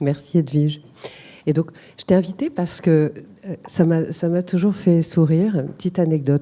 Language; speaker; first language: French; native; French